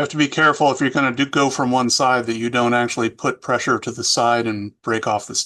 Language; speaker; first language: English; native; English